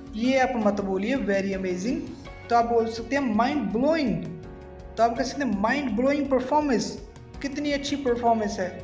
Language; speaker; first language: Hindi; non-native, local second language; Punjabi